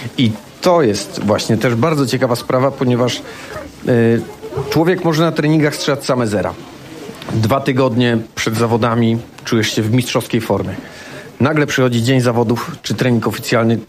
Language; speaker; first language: Polish; native; Polish